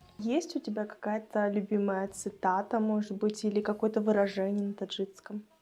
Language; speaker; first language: Russian; native; Russian